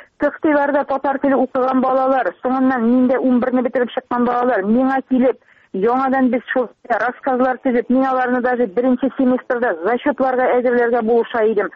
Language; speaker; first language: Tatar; native; Tatar